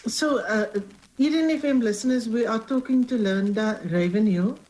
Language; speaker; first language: English; non-native, local second language; Afrikaans